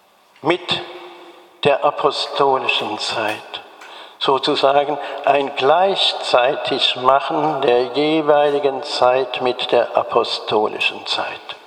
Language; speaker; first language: German; native; German